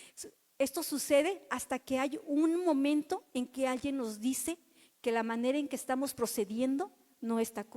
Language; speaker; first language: Spanish; native; Spanish